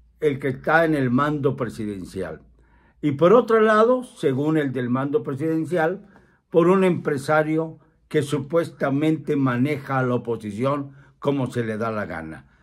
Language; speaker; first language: Spanish; native; Spanish